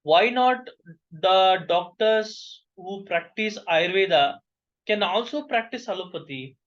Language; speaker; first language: English; non-native, local second language; Kannada